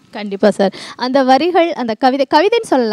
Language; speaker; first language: Tamil; native; Tamil